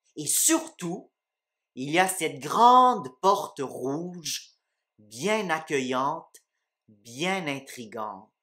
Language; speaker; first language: French; native; French